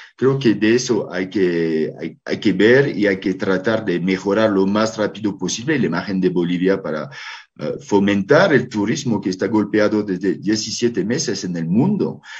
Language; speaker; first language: Spanish; non-native, fluent; French